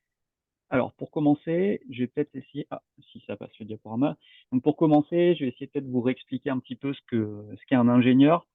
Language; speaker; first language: French; native; French